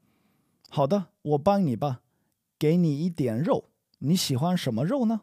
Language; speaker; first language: Chinese; non-native, learner; English